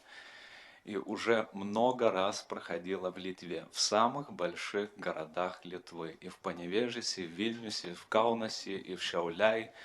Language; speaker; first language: Russian; non-native, fluent; Lithuanian